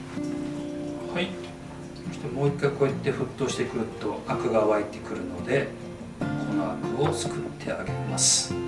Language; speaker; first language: Japanese; native; Japanese